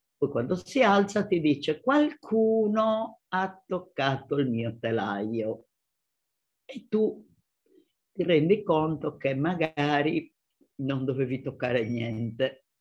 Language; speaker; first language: Italian; native; Italian